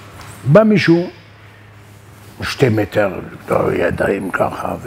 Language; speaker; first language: Hebrew; non-native, learner; French